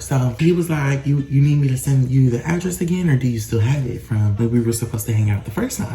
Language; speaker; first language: English; native; English